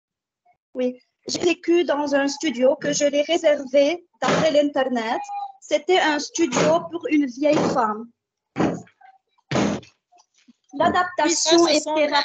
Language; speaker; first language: French; non-native, learner; Arabic